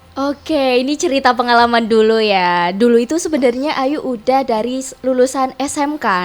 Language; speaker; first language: Indonesian; native; Indonesian